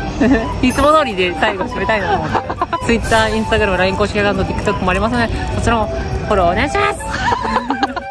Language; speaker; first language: Japanese; native; Japanese